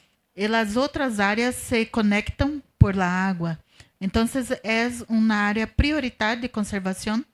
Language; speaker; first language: Spanish; non-native, learner; Portuguese